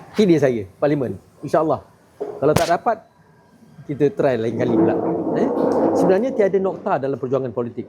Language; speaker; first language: Malay; native; Malay